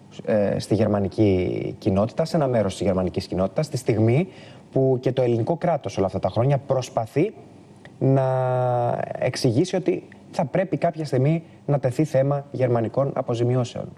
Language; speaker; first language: Greek; native; Greek